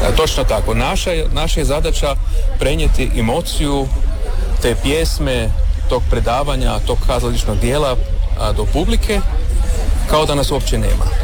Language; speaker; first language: Croatian; early bilingual, heritage; Croatian